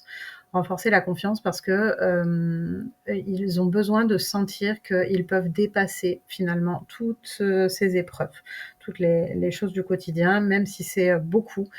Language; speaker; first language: French; native; French